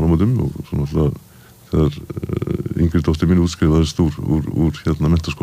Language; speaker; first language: Icelandic; native; Icelandic